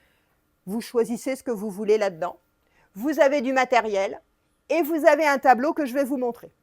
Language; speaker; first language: French; native; French